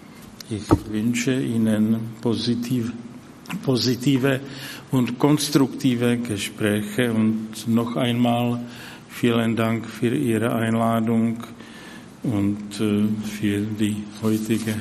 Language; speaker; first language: German; non-native, fluent; Czech